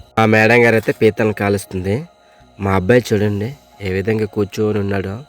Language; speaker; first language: Telugu; non-native, local second language; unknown